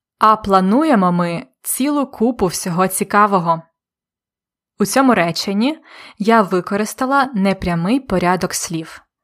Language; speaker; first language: Ukrainian; native; Ukrainian